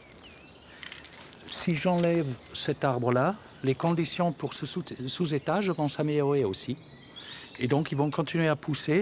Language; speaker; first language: French; native; French